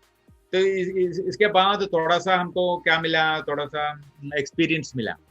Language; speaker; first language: Hindi; non-native, local second language; Malayalam